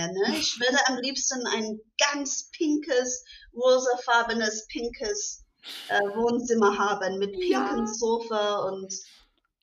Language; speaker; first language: German; non-native, fluent; English